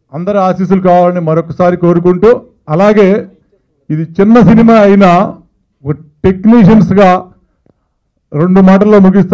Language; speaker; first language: Telugu; native; Telugu